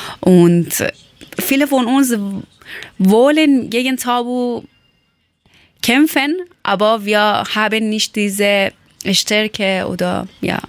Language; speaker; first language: German; non-native, learner; Persian